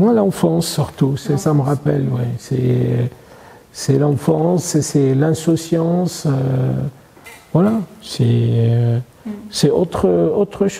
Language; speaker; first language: French; non-native, fluent; Arabic